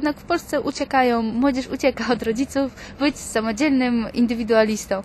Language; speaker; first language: Polish; non-native, fluent; Georgian